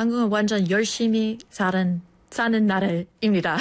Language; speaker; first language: Korean; non-native, fluent; English